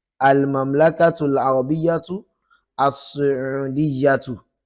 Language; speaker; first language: Arabic; non-native, fluent; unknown